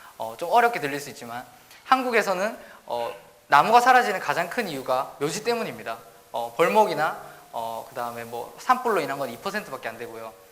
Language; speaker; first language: Korean; native; Korean